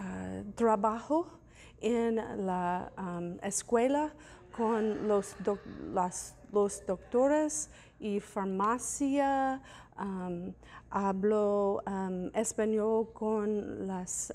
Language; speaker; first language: Spanish; non-native, learner; English